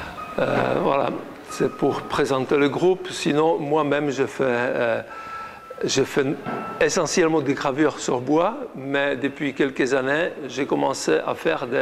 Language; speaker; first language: French; non-native, fluent; Czech